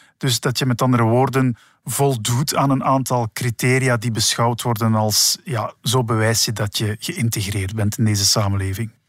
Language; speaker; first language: Dutch; native; Dutch